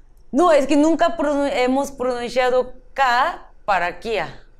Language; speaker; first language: Spanish; non-native, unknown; Korean